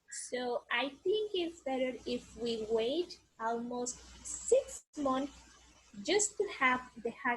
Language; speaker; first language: English; non-native, learner; Spanish